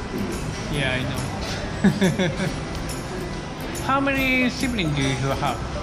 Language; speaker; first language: English; non-native, learner; Japanese